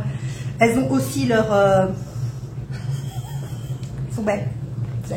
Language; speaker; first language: French; native; French